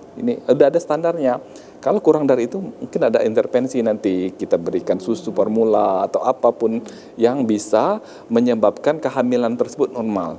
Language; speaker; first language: Indonesian; native; Indonesian